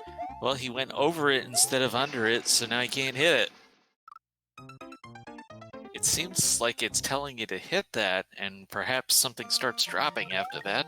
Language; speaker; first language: English; native; English